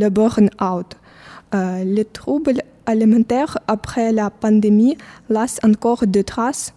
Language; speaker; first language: French; non-native, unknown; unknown